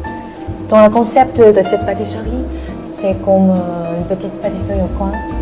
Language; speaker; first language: French; non-native, learner; Chinese